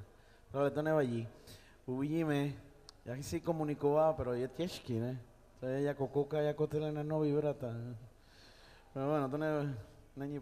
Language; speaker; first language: Czech; non-native, learner; Spanish